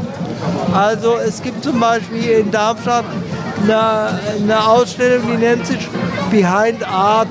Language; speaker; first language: German; native; German